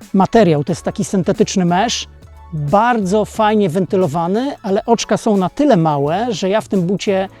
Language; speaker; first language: Polish; native; Polish